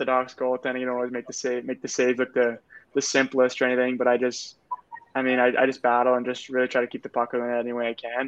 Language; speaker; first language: English; native; English